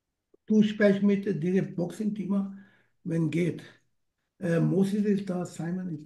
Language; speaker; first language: German; non-native, learner; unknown